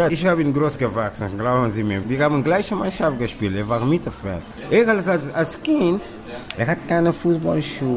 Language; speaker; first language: German; non-native, fluent; Kabuverdianu